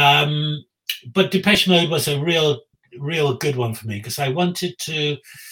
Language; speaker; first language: English; native; English